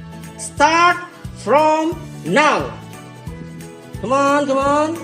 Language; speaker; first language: English; non-native, learner; Indonesian